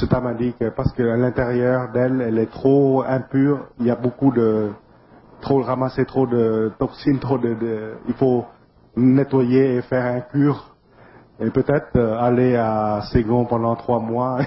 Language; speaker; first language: French; non-native, fluent; Vietnamese